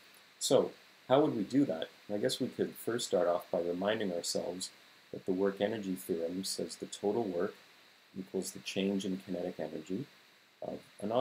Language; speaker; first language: English; native; English